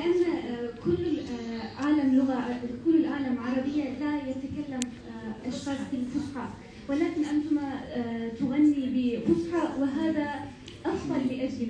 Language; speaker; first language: Arabic; non-native, learner; Turkish